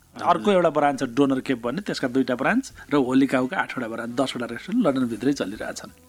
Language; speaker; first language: Nepali; native; Nepali